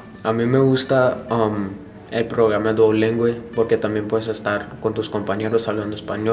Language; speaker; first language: Spanish; early bilingual, heritage; Spanish